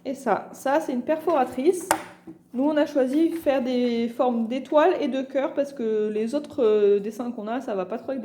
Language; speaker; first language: French; native; French